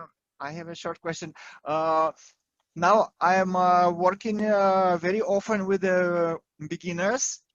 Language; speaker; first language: English; non-native, fluent; Russian